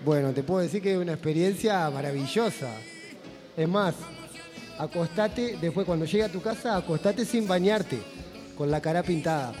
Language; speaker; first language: Spanish; native; Spanish